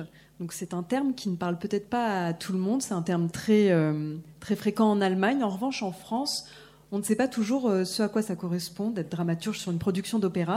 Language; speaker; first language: French; native; French